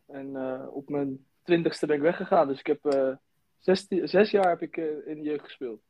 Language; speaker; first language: Dutch; native; Dutch